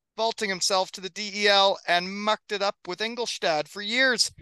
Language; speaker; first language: English; native; English